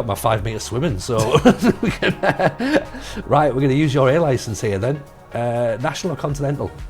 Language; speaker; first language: English; native; English